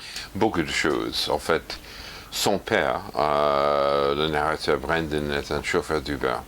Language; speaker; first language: French; non-native, fluent; English